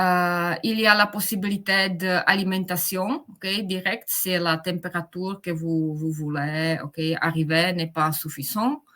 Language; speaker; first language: French; non-native, fluent; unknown